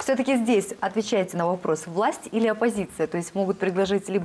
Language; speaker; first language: Russian; native; Russian